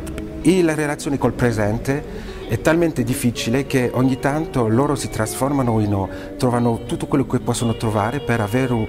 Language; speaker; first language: Italian; non-native, fluent; French